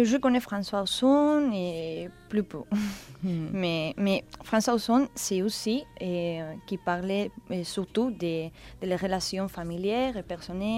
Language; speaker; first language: French; non-native, learner; Spanish